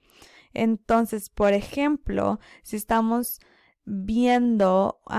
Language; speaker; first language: Spanish; early bilingual, other home language; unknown